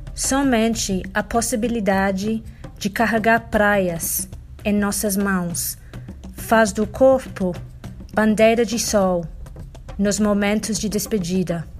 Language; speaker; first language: Portuguese; non-native, fluent; English